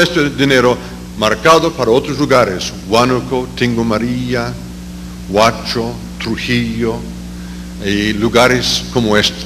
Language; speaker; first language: Spanish; non-native, fluent; English